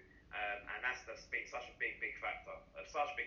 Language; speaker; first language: English; native; English